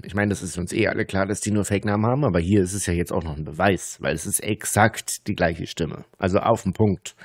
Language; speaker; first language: German; native; German